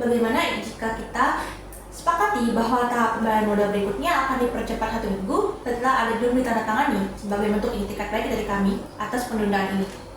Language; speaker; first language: Indonesian; native; Indonesian